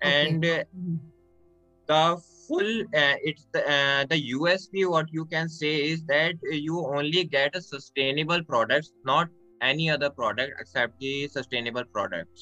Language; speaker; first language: English; non-native, local second language; Hindi